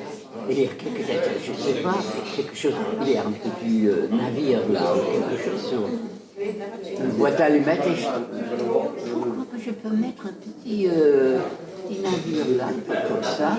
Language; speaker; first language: French; non-native, fluent; English